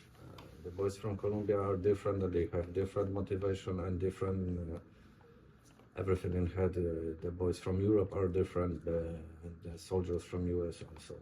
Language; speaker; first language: English; non-native, learner; Polish